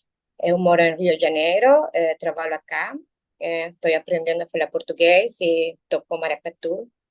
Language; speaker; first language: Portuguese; non-native, learner; Spanish